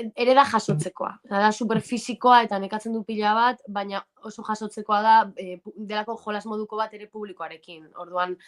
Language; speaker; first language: Basque; native; Basque